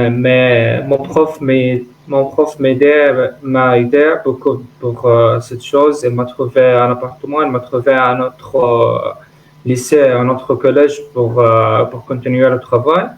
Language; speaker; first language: French; non-native, learner; Arabic